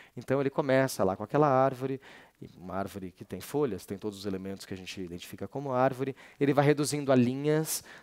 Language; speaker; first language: Portuguese; native; Portuguese